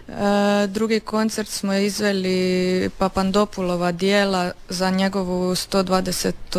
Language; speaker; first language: Serbian; native; Serbian